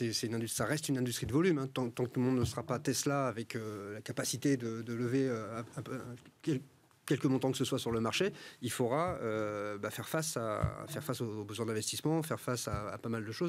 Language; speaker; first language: French; native; French